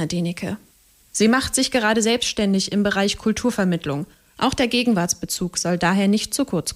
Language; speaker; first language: German; native; German